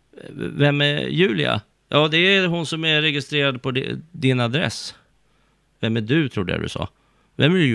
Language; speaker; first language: Swedish; native; Swedish